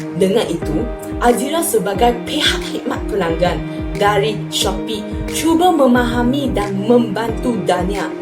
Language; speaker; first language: Malay; non-native, local second language; Chinese